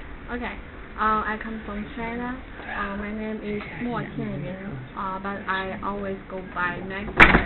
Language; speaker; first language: English; non-native, learner; Chinese